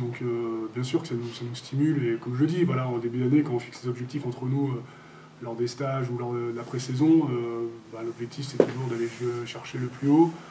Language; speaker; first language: French; native; French